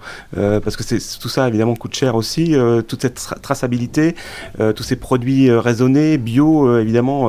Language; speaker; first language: French; native; French